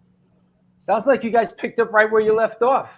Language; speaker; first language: English; native; English